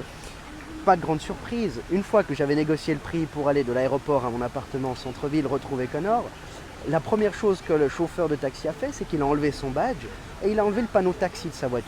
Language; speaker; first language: French; native; French